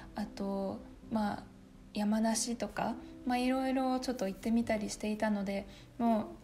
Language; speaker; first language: Japanese; non-native, fluent; Russian